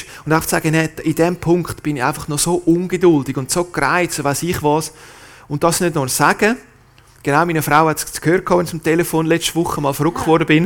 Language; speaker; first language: German; native; German